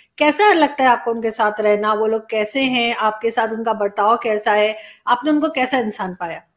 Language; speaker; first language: Urdu; native; Urdu